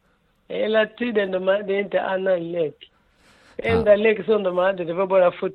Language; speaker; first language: Swedish; non-native, learner; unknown